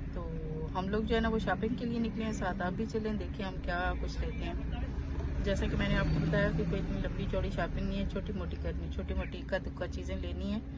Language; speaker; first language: Urdu; native; Urdu